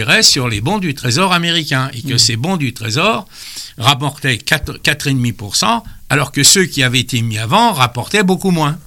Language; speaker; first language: French; native; French